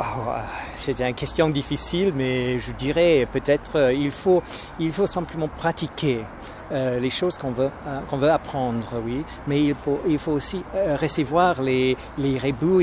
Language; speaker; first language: French; non-native, fluent; English